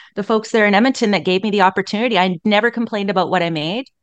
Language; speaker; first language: English; native; English